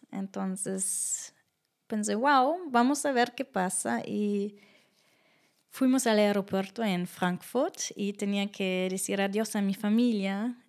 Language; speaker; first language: Spanish; non-native, fluent; German